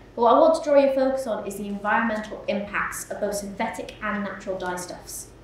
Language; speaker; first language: English; native; English